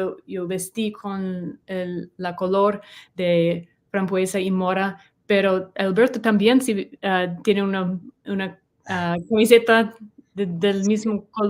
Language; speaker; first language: Spanish; non-native, learner; English